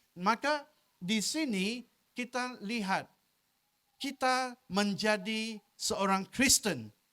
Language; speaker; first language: Malay; non-native, local second language; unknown